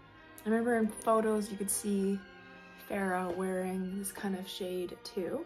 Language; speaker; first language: English; native; English